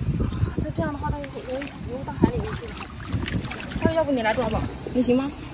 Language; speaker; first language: Chinese; native; Chinese